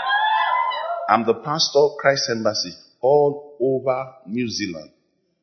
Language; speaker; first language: English; non-native, local second language; Yoruba